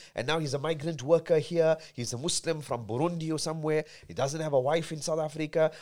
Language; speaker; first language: English; native; English